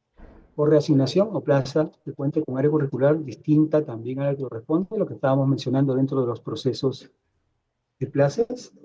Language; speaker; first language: Spanish; native; Spanish